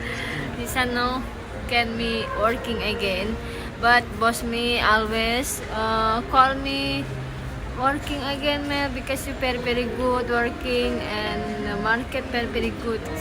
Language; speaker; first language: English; non-native, learner; Indonesian